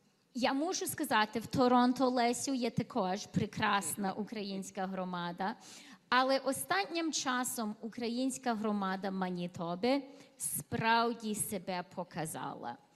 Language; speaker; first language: Ukrainian; early bilingual, heritage; Ukrainian